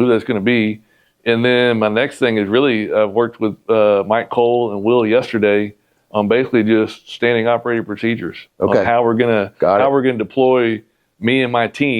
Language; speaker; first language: English; native; English